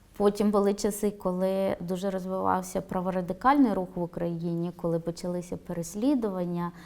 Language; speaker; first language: Ukrainian; non-native, local second language; Romany